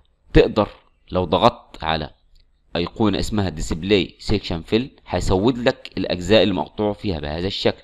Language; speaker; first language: Arabic; native; Arabic